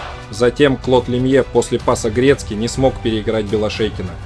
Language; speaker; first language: Russian; native; Russian